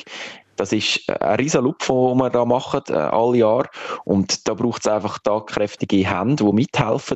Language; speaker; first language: German; native; German